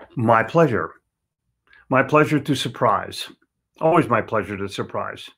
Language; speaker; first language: English; native; English